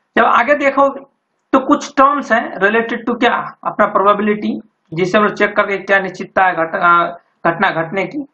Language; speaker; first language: Hindi; native; Hindi